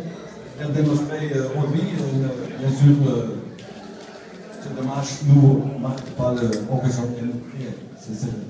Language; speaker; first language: French; non-native, learner; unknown